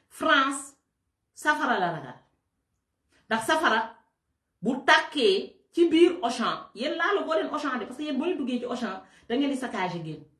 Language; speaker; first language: Wolof; native; Wolof